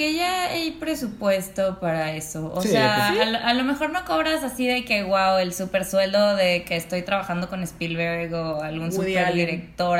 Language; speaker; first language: Spanish; native; Spanish